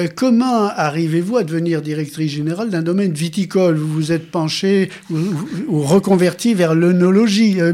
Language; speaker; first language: French; native; French